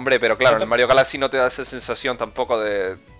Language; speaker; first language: Spanish; native; Spanish